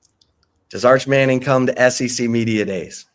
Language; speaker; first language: English; native; English